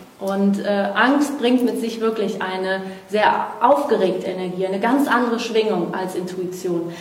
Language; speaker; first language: German; non-native, fluent; Portuguese